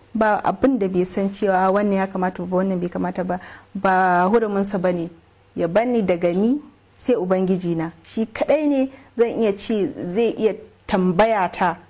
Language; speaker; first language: Hausa; native; Hausa